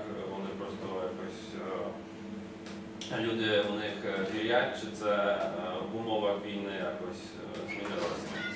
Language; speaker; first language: Ukrainian; non-native, fluent; Polish